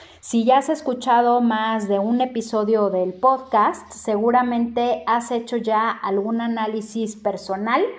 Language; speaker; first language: Spanish; native; Spanish